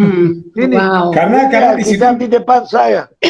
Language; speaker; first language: Indonesian; non-native, fluent; Hebrew